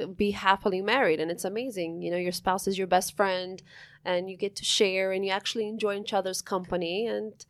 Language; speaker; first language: English; early bilingual, other home language; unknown